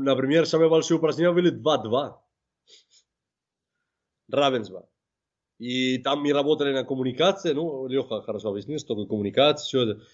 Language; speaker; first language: Russian; non-native, fluent; Spanish